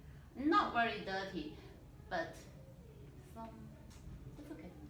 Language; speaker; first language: English; non-native, learner; Chinese